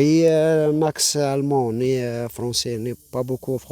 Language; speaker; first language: French; non-native, learner; Arabic